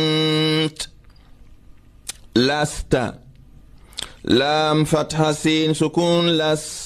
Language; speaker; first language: Arabic; non-native, fluent; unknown